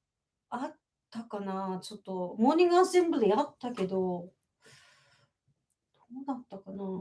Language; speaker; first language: Japanese; native; Japanese